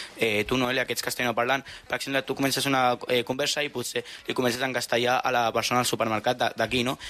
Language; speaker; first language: Catalan; non-native, local second language; Spanish